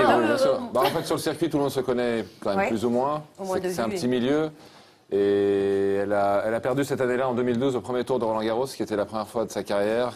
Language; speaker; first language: French; native; French